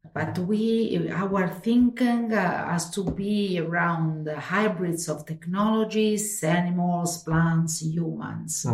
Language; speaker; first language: English; non-native, fluent; Italian